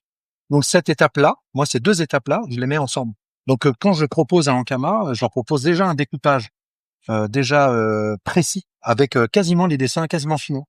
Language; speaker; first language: French; native; French